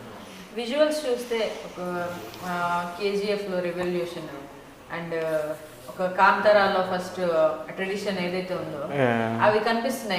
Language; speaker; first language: Telugu; native; Telugu